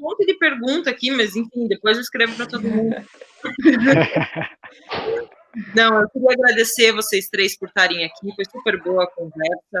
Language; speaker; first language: Portuguese; native; Portuguese